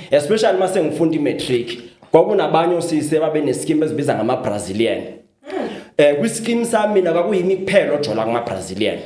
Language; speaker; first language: Zulu; native; Zulu